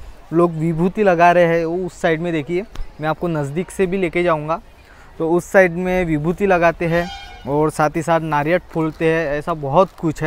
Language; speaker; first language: Hindi; non-native, local second language; Marathi